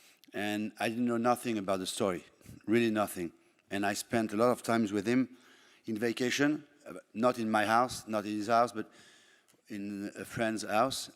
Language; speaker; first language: English; non-native, fluent; French